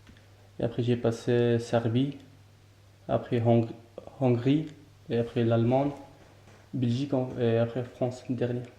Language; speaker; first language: French; non-native, learner; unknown